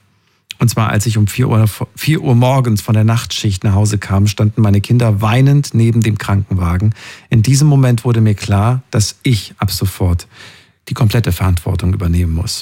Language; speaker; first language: German; native; German